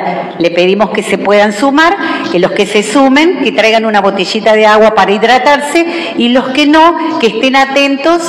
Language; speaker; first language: Spanish; native; Spanish